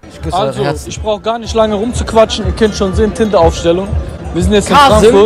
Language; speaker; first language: German; native; German